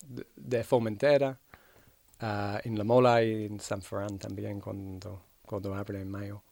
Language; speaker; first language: Spanish; non-native, fluent; English